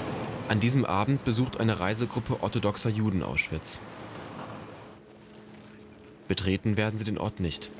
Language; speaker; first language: German; native; German